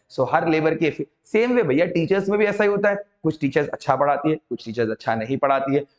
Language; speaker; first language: Hindi; native; Hindi